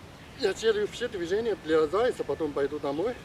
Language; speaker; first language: Russian; non-native, learner; Chinese